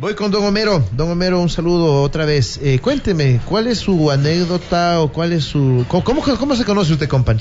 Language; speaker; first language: Spanish; native; Spanish